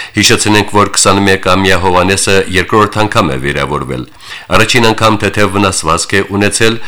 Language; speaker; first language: Armenian; native; Armenian